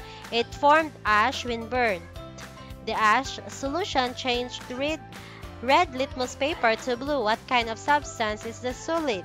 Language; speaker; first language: English; non-native, local second language; Cebuano